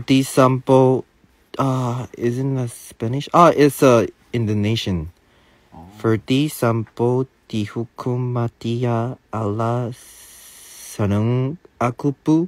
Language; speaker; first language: English; non-native, learner; Korean